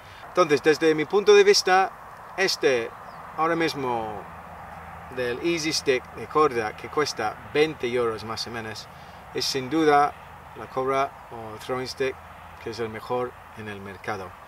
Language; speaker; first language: Spanish; non-native, fluent; English